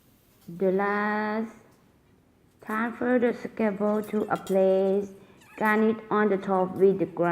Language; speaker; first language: English; non-native, learner; Thai